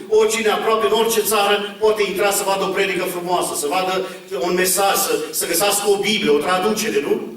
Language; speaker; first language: Romanian; early bilingual, heritage; Romanian